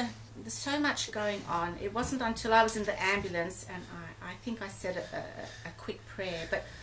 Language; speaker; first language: English; early bilingual, other home language; German